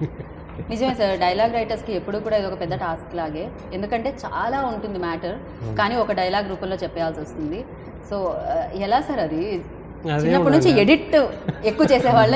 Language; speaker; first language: Telugu; native; Telugu